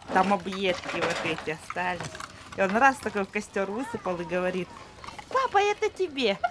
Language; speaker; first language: Russian; native; Russian